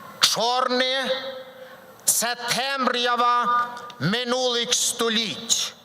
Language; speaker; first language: Ukrainian; early bilingual, heritage; Ukrainian